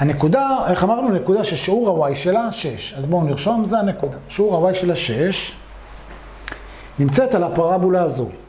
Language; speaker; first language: Hebrew; native; Hebrew